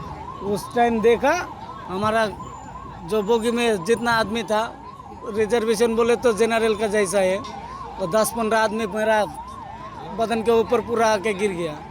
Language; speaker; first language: Hindi; non-native, local second language; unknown